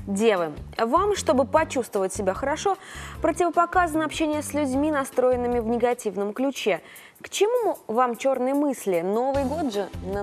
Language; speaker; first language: Russian; native; Russian